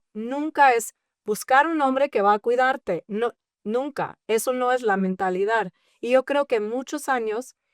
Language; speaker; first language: Spanish; early bilingual, heritage; English